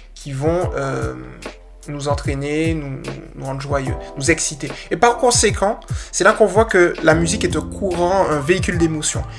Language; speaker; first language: French; native; French